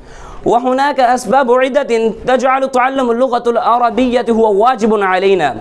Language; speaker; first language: Arabic; non-native, learner; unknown